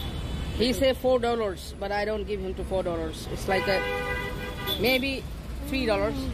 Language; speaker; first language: English; non-native, learner; Hindi